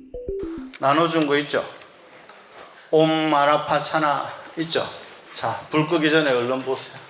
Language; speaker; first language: Korean; native; Korean